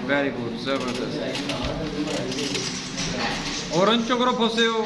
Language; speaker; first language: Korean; non-native, fluent; Punjabi